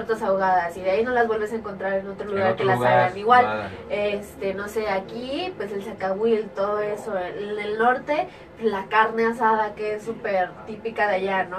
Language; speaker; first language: Spanish; native; Spanish